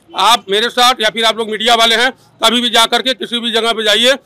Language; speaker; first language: Hindi; native; Hindi